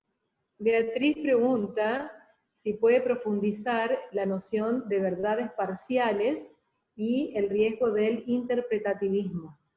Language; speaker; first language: Spanish; native; Spanish